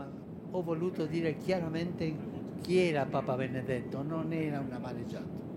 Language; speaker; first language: Italian; non-native, fluent; Spanish